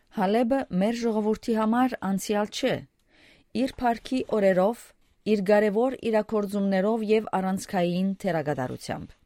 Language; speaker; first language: Armenian; early bilingual, heritage; Armenian